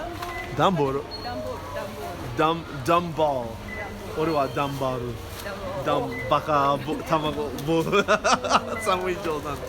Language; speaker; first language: Japanese; non-native, learner; English